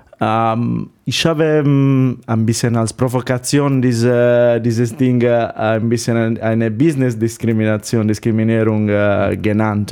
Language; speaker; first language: German; non-native, learner; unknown